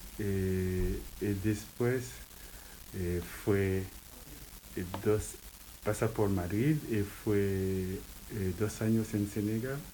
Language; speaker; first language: Spanish; non-native, learner; Haitian Creole